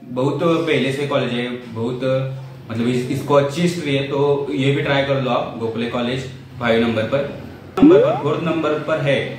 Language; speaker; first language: Hindi; non-native, local second language; Marathi